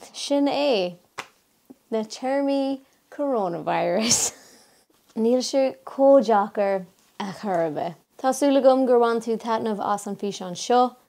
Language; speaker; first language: Irish; non-native, local second language; English